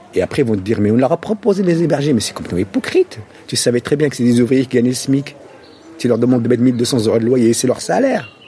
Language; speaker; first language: French; non-native, local second language; Arabic